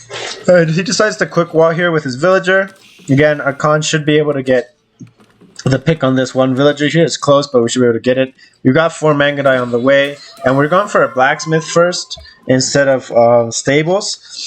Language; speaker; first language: English; native; English